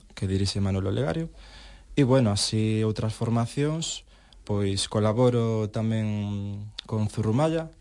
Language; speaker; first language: Galician; non-native, local second language; Spanish